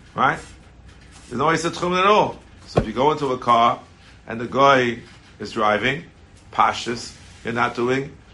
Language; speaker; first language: English; native; English